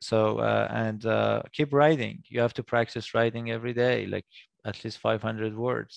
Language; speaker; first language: English; non-native, fluent; Persian